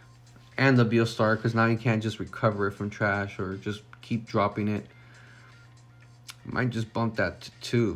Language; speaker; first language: English; native; English